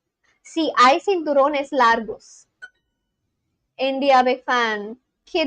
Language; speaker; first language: Spanish; non-native, learner; Bangla